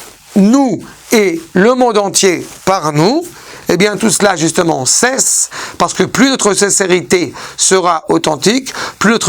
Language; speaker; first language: French; native; French